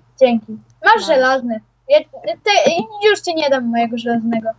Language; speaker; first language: Polish; native; Polish